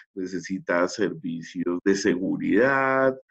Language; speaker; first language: Spanish; native; Spanish